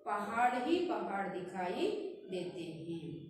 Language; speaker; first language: Hindi; non-native, local second language; Kannada